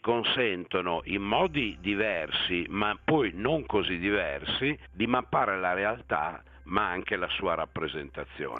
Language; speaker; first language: Italian; native; Italian